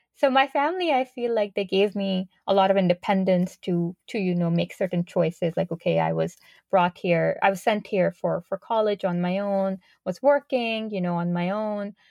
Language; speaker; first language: English; non-native, local second language; Urdu